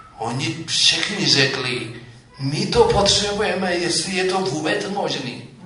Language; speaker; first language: Czech; non-native, fluent; Amharic